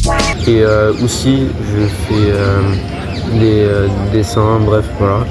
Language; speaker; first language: French; early bilingual, other home language; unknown